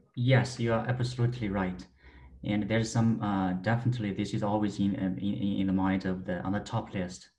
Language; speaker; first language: English; non-native, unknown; Chinese